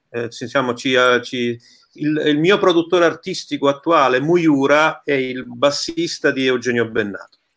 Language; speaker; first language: Italian; early bilingual, heritage; Italian